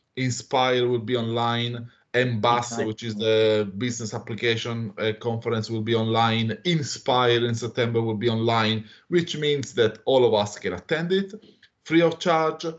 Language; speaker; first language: English; non-native, fluent; Italian